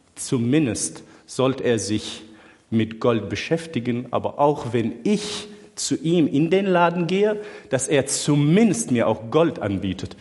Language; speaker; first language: German; non-native, fluent; Arabic